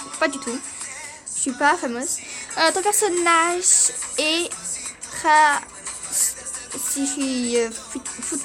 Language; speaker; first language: French; early bilingual, other home language; Portuguese